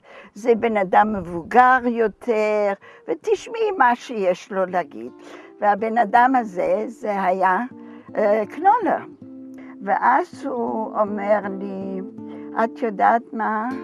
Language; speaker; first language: Hebrew; non-native, fluent; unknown